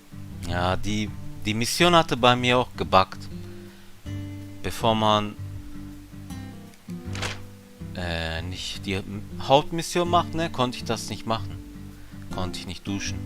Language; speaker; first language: German; non-native, fluent; Japanese